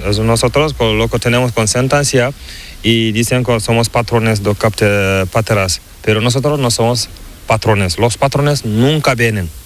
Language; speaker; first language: Spanish; non-native, learner; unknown